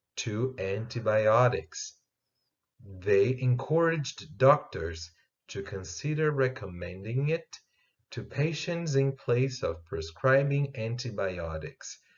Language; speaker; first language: English; non-native, fluent; Portuguese